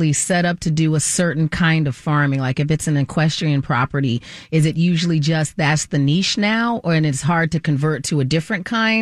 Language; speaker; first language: English; native; English